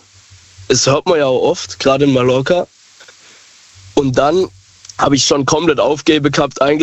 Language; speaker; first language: German; native; German